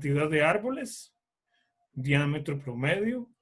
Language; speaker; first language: Spanish; native; Spanish